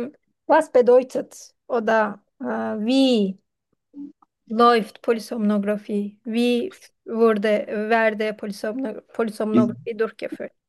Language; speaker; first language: German; non-native, learner; Turkish